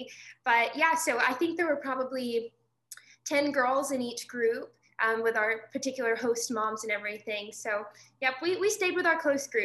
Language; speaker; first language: English; native; English